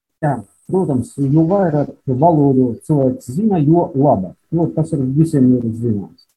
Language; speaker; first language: Latvian; non-native, local second language; Russian